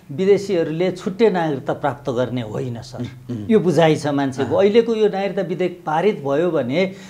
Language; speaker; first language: Nepali; native; Nepali